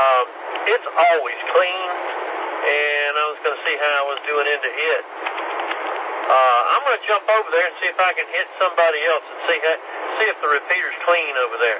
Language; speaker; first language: English; native; English